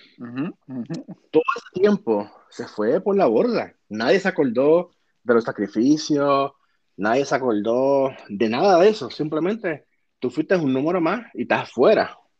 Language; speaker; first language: Spanish; native; Spanish